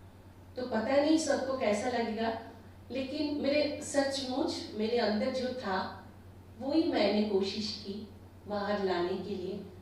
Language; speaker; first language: Hindi; non-native, local second language; Bangla